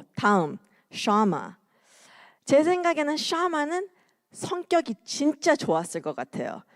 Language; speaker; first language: Korean; early bilingual, heritage; Korean